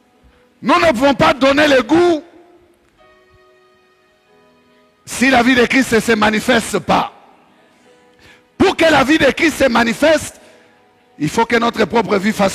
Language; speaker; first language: French; non-native, local second language; Swahili